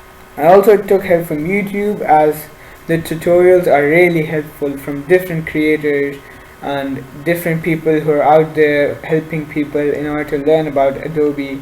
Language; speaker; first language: English; non-native, local second language; Urdu